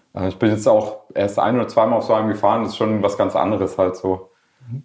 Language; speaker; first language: German; non-native, local second language; Swedish